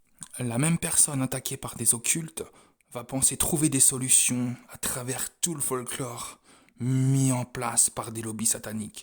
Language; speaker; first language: French; native; French